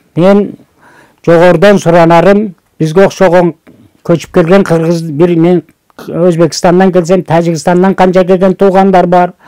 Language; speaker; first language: Kyrgyz; early bilingual, heritage; Kyrgyz